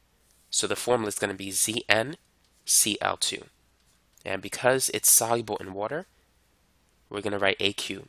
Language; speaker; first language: English; native; English